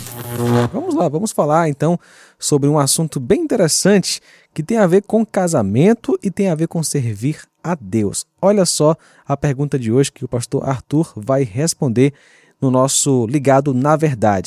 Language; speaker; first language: Portuguese; native; Portuguese